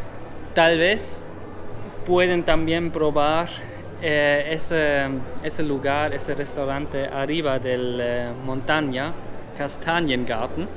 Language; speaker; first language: Spanish; non-native, fluent; German